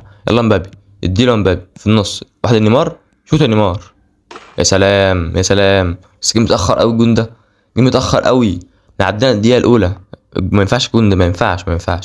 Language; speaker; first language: Arabic; native; Arabic